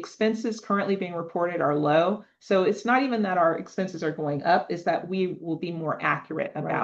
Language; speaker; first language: English; native; English